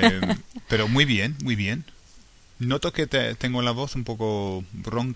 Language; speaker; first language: Spanish; non-native, fluent; English